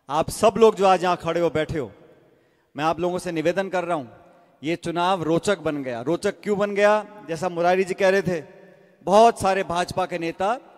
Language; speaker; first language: Hindi; native; Hindi